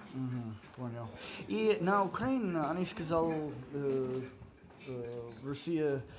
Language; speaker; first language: Russian; non-native, learner; English